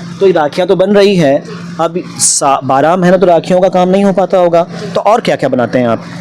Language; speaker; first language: Hindi; native; Hindi